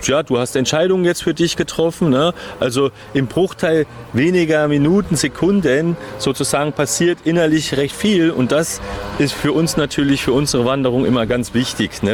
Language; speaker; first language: German; native; German